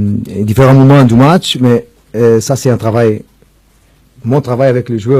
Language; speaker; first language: French; non-native, fluent; Portuguese